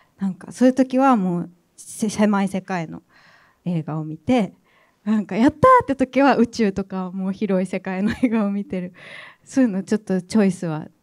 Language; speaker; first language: Japanese; native; Japanese